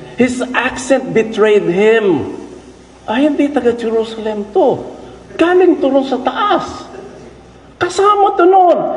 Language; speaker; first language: Filipino; non-native, local second language; Iloko